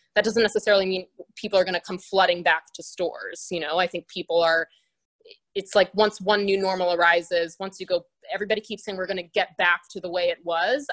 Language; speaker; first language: English; native; English